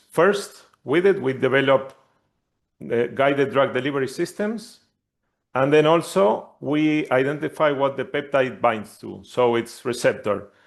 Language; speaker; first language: English; non-native, fluent; Spanish